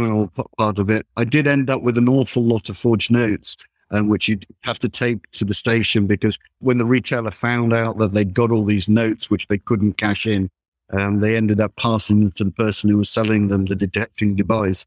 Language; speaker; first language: English; native; English